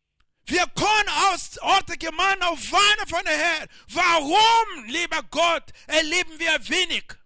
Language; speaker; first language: German; non-native, learner; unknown